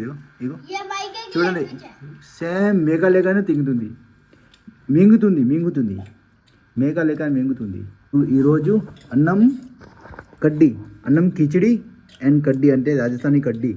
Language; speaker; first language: Telugu; non-native, learner; Marwari